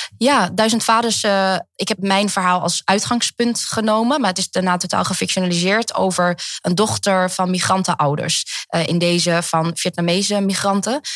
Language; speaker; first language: Dutch; early bilingual, other home language; Vietnamese